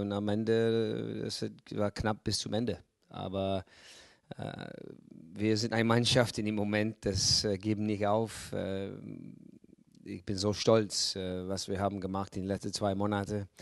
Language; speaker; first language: German; non-native, fluent; English